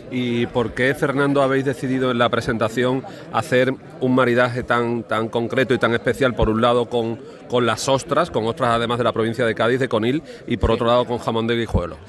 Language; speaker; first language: Spanish; native; Spanish